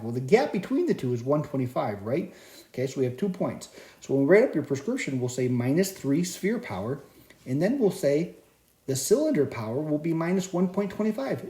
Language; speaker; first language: English; native; English